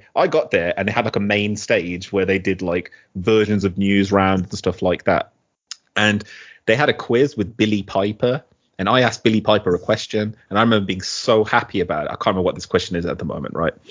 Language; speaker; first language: English; native; English